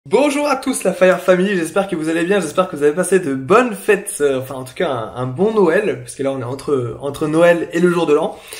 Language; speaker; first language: French; native; French